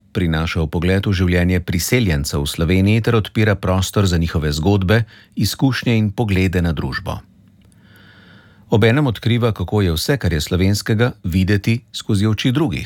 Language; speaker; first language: Slovenian; native; Slovenian